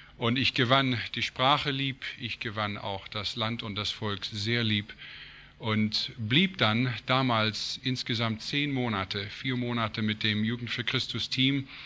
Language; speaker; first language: German; non-native, fluent; English